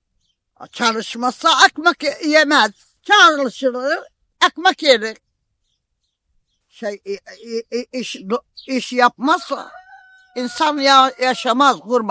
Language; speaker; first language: Turkish; non-native, local second language; Arabic